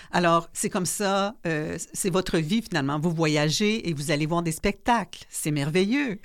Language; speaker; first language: French; native; French